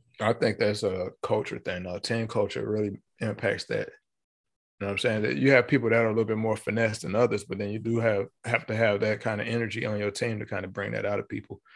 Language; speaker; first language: English; native; English